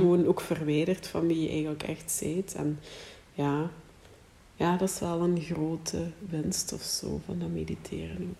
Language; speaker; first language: Dutch; native; Dutch